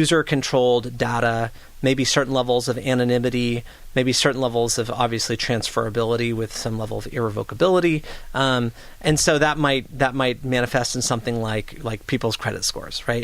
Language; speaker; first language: English; native; English